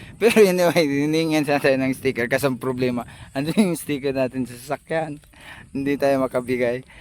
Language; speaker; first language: Filipino; non-native, local second language; Bikol